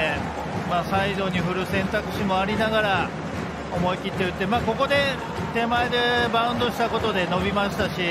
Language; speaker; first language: Japanese; native; Japanese